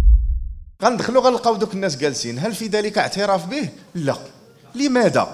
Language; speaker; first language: Arabic; native; Arabic